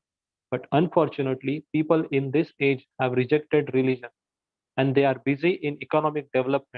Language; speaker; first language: English; non-native, local second language; Hindi